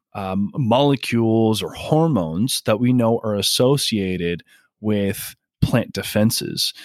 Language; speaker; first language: English; native; English